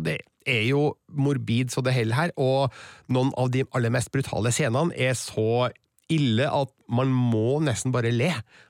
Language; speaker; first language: Norwegian; native; Norwegian